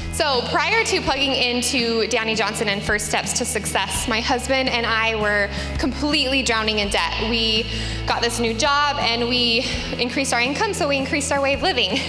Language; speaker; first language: English; native; English